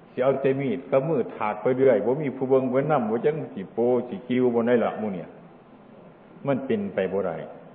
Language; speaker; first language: Thai; non-native, local second language; Northeastern Thai